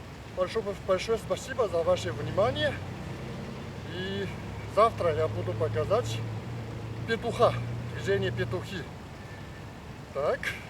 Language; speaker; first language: Russian; non-native, learner; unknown